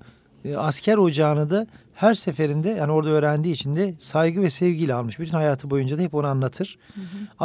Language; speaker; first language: Turkish; native; Turkish